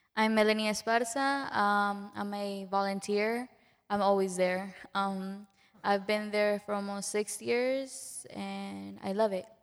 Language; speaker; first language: English; early bilingual, other home language; Spanish